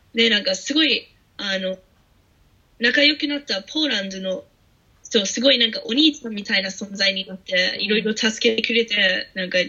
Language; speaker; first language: Japanese; non-native, fluent; English